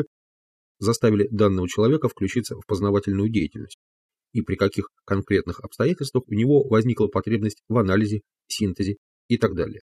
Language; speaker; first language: Russian; native; Russian